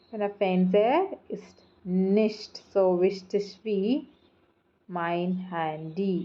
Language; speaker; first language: German; non-native, fluent; Malayalam